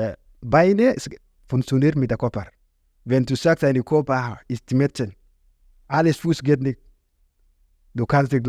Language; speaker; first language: German; non-native, learner; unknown